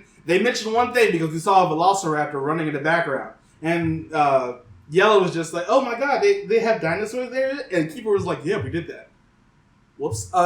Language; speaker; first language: English; native; English